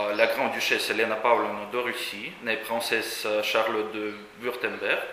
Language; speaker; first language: French; non-native, fluent; Russian